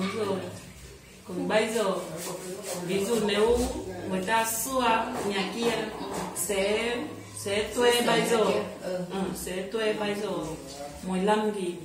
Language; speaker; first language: Vietnamese; non-native, learner; Portuguese